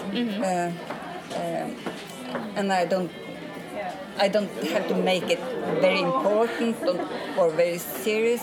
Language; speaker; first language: English; non-native, fluent; Norwegian